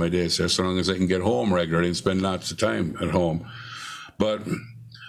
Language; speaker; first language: English; native; English